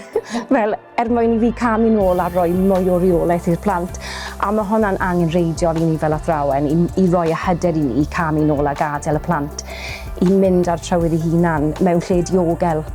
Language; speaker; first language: Welsh; non-native, local second language; English